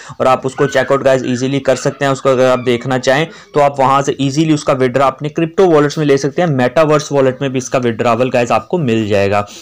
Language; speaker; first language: Urdu; non-native, local second language; Punjabi